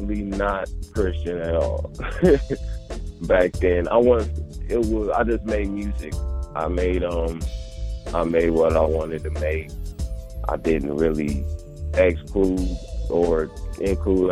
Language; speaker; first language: English; native; English